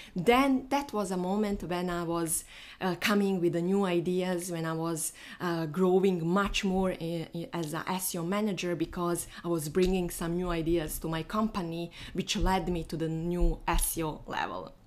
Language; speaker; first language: English; non-native, fluent; Bosnian